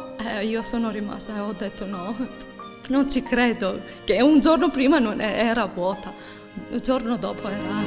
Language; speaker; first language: Italian; non-native, learner; Albanian